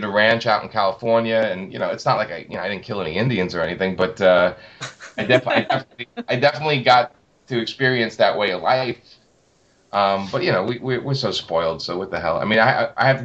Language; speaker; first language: English; native; English